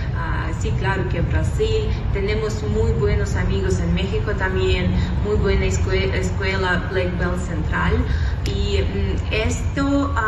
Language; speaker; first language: Spanish; non-native, fluent; Russian